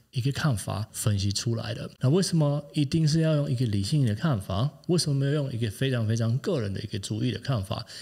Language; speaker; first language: Chinese; non-native, fluent; German